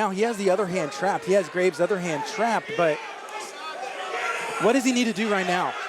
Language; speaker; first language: English; native; English